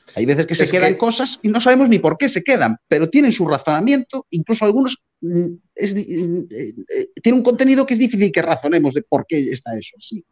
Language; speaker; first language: Spanish; native; Spanish